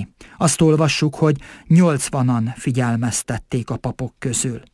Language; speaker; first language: Hungarian; native; Hungarian